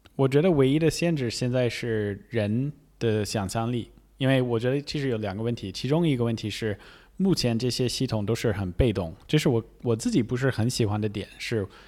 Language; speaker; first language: Chinese; non-native, fluent; English